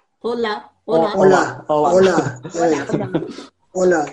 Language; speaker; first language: Spanish; non-native, learner; Turkish